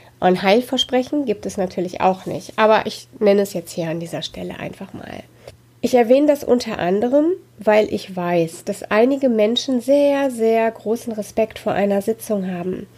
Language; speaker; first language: German; native; German